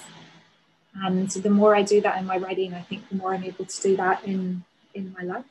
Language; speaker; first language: English; native; English